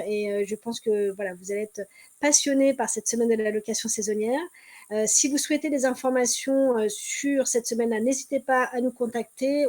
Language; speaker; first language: French; native; French